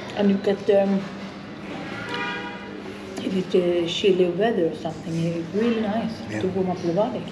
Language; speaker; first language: English; non-native, fluent; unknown